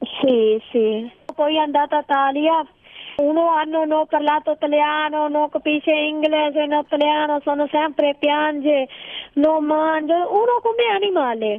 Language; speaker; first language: Italian; non-native, learner; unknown